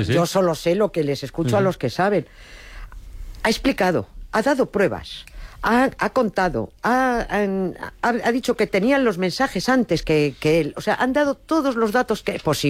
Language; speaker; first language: Spanish; native; Spanish